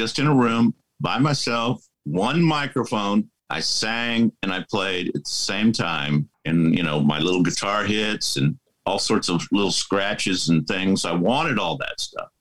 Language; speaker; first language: English; native; English